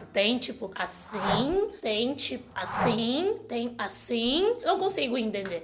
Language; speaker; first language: Portuguese; non-native, fluent; Chinese